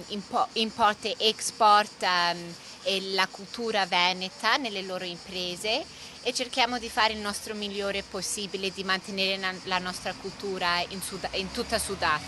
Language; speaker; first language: Italian; early bilingual, heritage; Italian